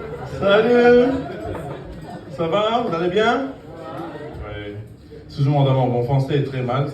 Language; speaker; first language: French; non-native, fluent; Arabic